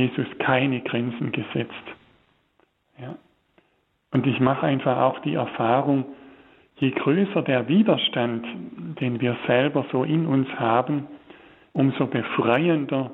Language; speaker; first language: German; native; German